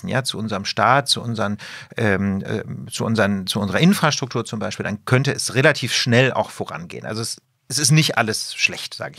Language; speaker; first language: German; native; German